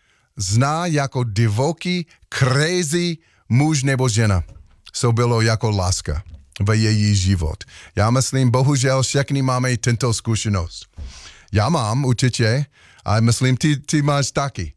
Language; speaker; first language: Czech; non-native, learner; English